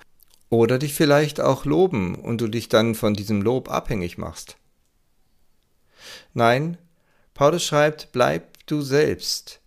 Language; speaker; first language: German; native; German